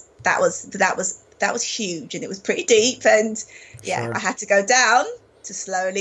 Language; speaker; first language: English; native; English